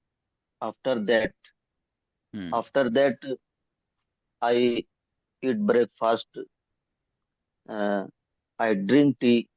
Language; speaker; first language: English; non-native, learner; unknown